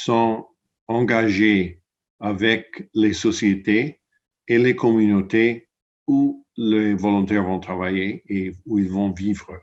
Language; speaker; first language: French; non-native, fluent; English